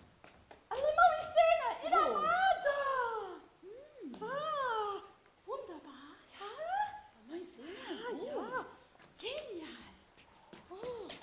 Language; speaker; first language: German; non-native, fluent; Portuguese